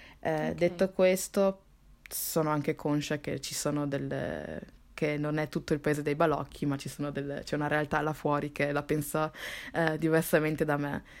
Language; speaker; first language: Italian; early bilingual, other home language; Somali